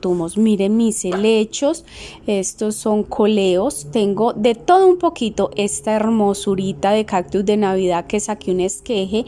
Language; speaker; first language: Spanish; native; Spanish